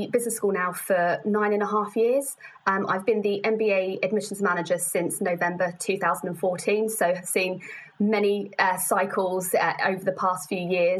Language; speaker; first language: English; native; English